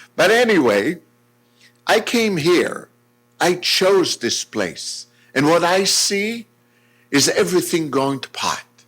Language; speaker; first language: English; non-native, fluent; Hebrew